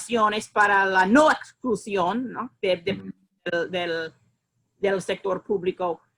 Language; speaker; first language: Spanish; non-native, fluent; English